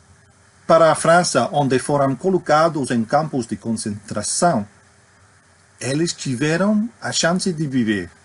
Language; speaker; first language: Portuguese; non-native, fluent; English